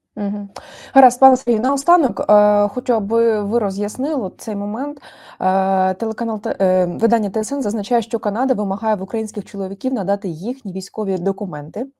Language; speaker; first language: Ukrainian; native; Ukrainian